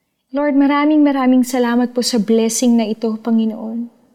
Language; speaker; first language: English; non-native, local second language; Filipino